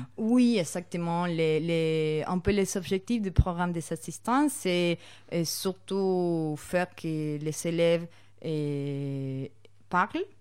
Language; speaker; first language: French; non-native, fluent; Spanish